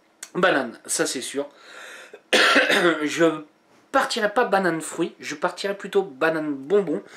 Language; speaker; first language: French; native; French